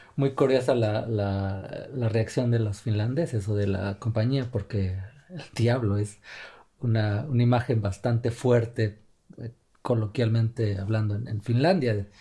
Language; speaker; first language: Spanish; native; Spanish